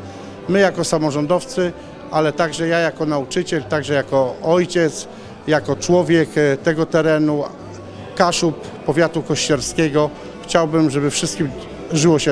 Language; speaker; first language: Polish; native; Polish